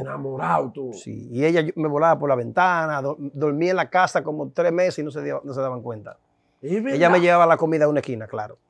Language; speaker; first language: Spanish; native; Spanish